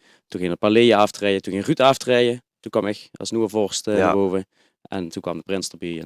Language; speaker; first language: Dutch; native; Dutch